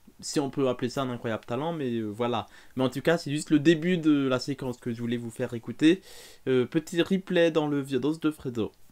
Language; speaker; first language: French; native; French